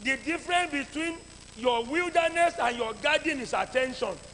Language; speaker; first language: English; non-native, local second language; Yoruba